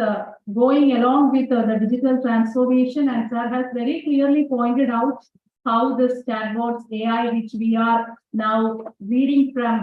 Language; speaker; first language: English; non-native, local second language; Malayalam